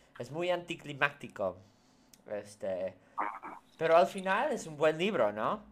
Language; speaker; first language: Spanish; native; Spanish